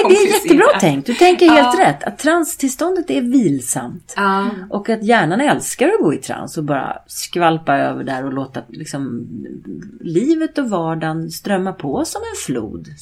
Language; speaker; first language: Swedish; native; Swedish